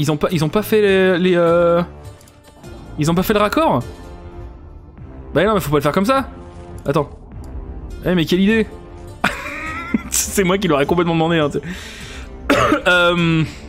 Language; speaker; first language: French; native; French